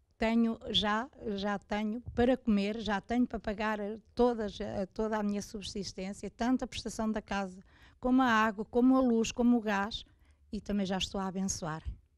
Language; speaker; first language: Portuguese; native; Portuguese